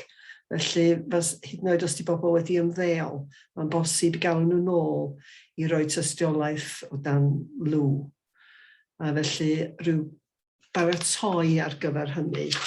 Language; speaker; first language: Welsh; native; Welsh